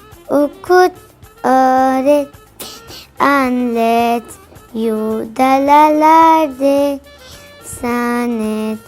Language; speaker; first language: Turkish; non-native, learner; Pashto